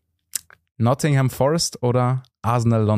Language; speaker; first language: German; native; German